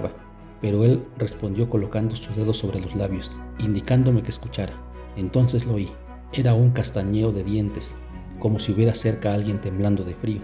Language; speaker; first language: Spanish; native; Spanish